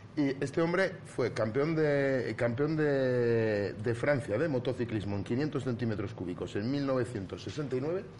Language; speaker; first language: Spanish; native; Spanish